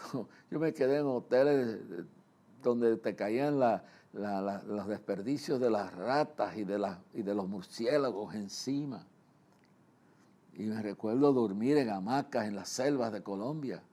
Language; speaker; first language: Spanish; native; Spanish